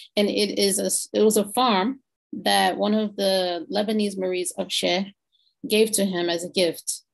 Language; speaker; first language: English; native; English